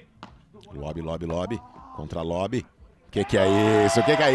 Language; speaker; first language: Portuguese; native; Portuguese